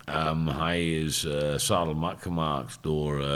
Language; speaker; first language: Dutch; non-native, fluent; English